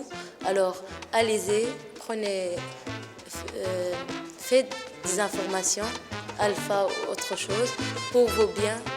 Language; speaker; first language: French; non-native, learner; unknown